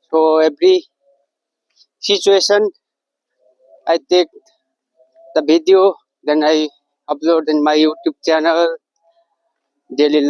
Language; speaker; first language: English; non-native, learner; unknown